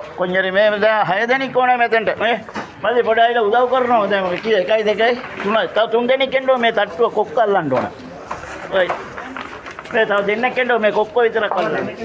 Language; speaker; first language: Sinhala; non-native, local second language; Tamil